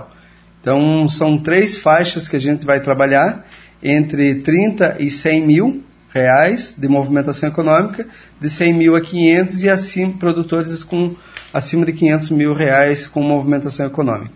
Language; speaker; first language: Portuguese; native; Portuguese